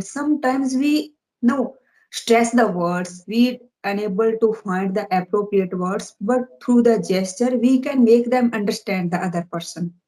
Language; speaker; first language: English; non-native, learner; Hindi